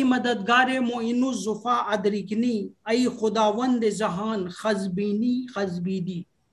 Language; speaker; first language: Persian; non-native, fluent; Urdu